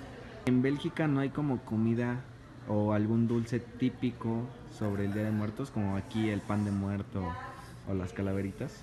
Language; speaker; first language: Spanish; native; Spanish